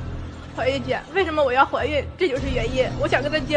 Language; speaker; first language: Chinese; native; Chinese